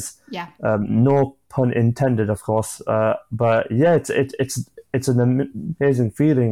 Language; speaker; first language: English; native; English